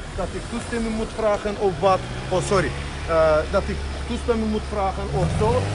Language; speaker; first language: Dutch; non-native, fluent; Azerbaijani